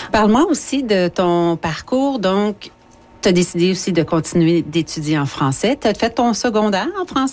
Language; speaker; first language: French; native; French